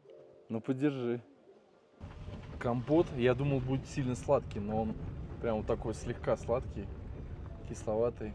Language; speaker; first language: Russian; native; Russian